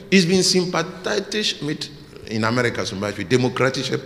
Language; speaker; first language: German; non-native, learner; English